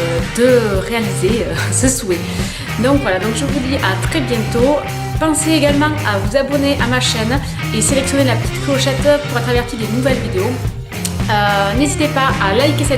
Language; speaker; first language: French; native; French